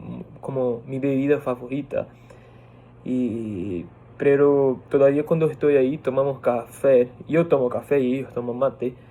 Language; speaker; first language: Spanish; non-native, fluent; Portuguese